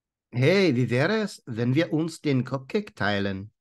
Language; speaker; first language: German; non-native, learner; English